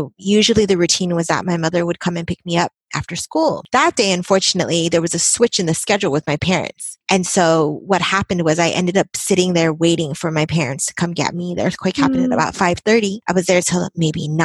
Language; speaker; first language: English; native; English